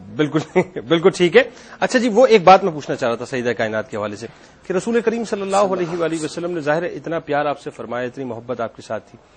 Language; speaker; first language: Urdu; native; Urdu